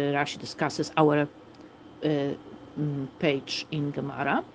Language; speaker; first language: English; non-native, fluent; Polish